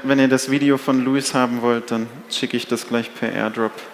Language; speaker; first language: German; native; German